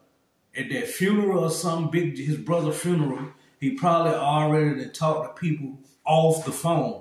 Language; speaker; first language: English; native; English